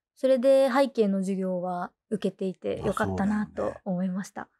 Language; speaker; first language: Japanese; native; Japanese